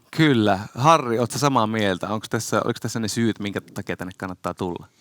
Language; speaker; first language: Finnish; native; Finnish